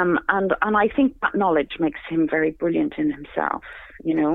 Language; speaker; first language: English; native; English